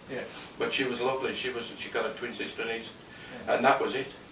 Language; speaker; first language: English; native; English